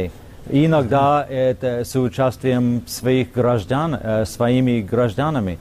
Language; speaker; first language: Russian; non-native, fluent; English